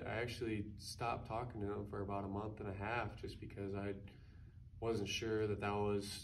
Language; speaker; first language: English; native; English